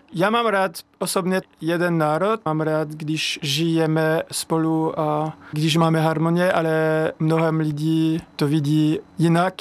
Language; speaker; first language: Czech; non-native, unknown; French